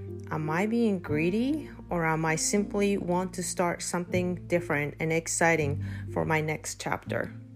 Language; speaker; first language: English; non-native, fluent; Japanese